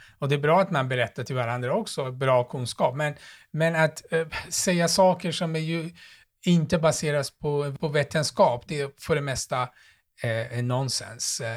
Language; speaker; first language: Swedish; non-native, fluent; Persian